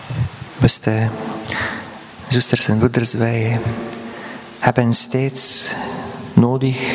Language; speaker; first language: Dutch; non-native, fluent; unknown